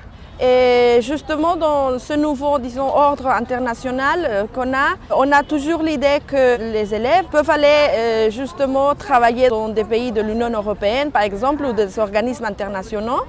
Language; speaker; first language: French; non-native, fluent; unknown